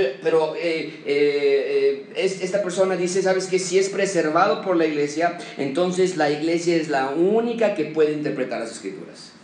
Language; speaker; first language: Spanish; native; Spanish